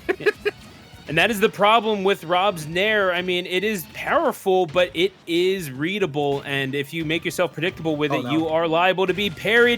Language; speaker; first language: English; native; English